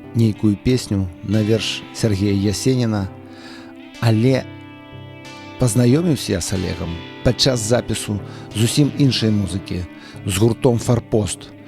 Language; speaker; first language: Belarusian; non-native, local second language; Russian